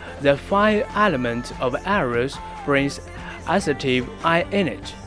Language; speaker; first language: English; non-native, learner; Chinese